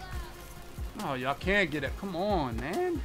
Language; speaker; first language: English; native; English